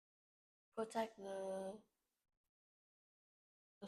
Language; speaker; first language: English; non-native, learner; Vietnamese